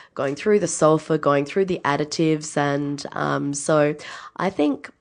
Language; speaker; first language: English; native; English